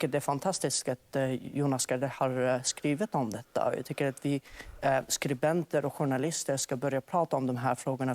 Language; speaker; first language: Swedish; non-native, fluent; Arabic